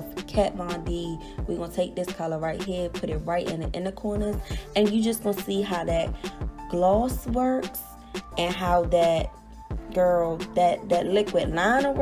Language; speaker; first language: English; native; English